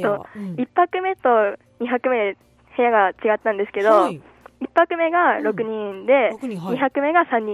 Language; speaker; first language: Japanese; native; Japanese